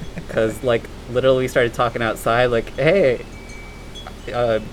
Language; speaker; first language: English; native; English